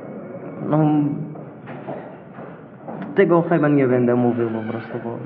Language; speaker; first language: Polish; non-native, fluent; Arabic